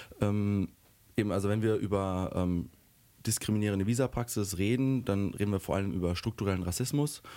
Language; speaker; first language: German; native; German